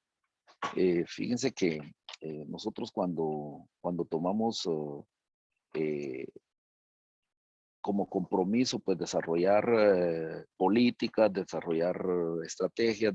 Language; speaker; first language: Spanish; native; Spanish